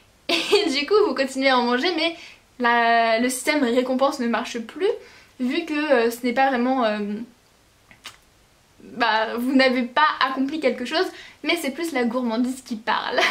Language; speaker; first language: French; native; French